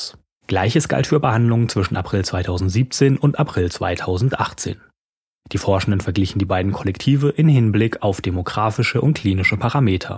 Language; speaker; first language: German; native; German